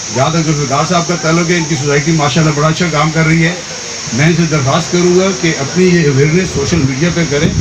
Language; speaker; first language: Urdu; non-native, local second language; Punjabi